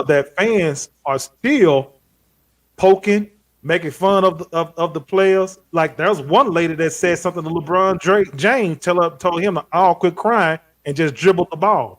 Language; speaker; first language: English; native; English